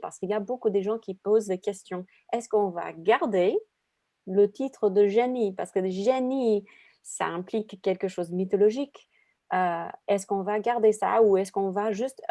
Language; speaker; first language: French; non-native, fluent; English